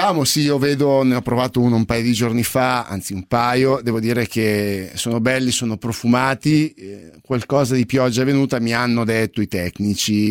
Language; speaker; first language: Italian; native; Italian